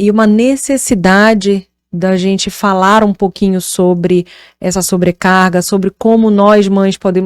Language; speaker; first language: Portuguese; native; Portuguese